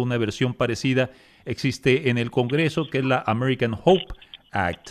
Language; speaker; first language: Spanish; native; Spanish